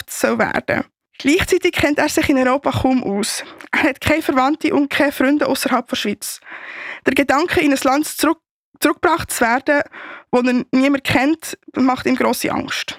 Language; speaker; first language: German; native; German